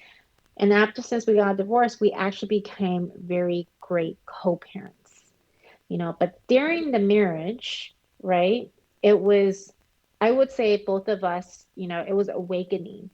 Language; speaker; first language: English; early bilingual, other home language; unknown